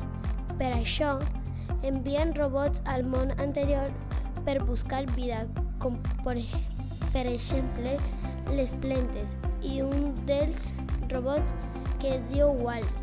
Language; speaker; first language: Catalan; non-native, learner; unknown